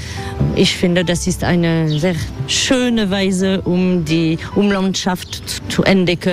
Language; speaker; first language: German; non-native, fluent; French